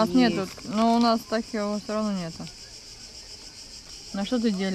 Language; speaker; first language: Russian; native; Russian